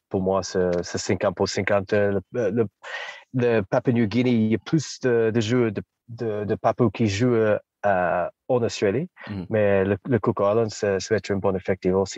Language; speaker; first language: French; non-native, fluent; English